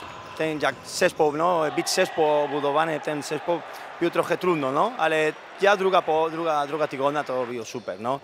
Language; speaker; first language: Polish; non-native, learner; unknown